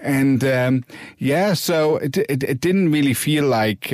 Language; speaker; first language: English; non-native, fluent; German